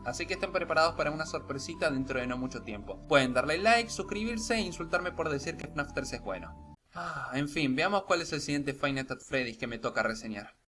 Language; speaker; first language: Spanish; native; Spanish